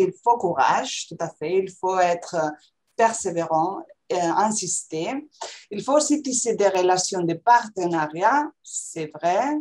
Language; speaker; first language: French; non-native, fluent; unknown